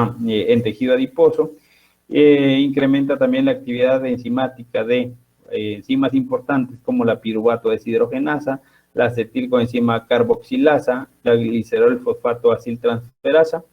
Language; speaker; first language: Spanish; native; Spanish